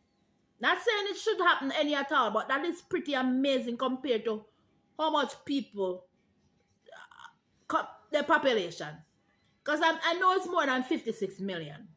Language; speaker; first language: English; non-native, local second language; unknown